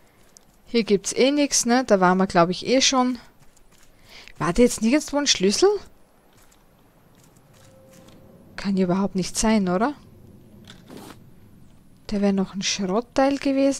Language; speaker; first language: German; native; German